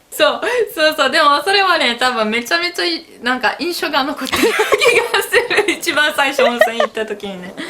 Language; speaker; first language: Japanese; non-native, fluent; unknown